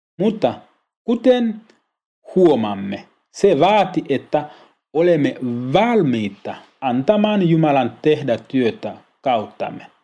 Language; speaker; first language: Finnish; non-native, learner; Swahili